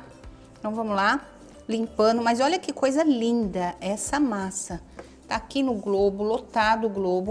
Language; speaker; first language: Portuguese; native; Portuguese